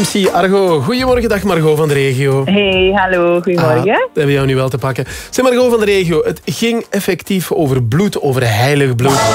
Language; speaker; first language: Dutch; native; Dutch